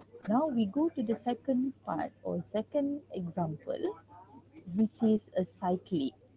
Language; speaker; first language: English; non-native, local second language; Malay